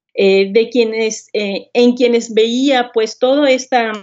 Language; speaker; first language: Spanish; native; Spanish